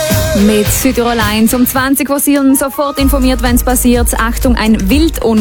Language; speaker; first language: German; native; German